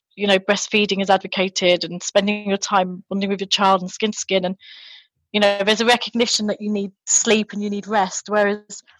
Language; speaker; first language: English; native; English